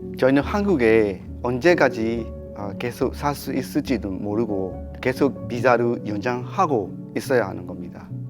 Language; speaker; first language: Korean; non-native, fluent; Burmese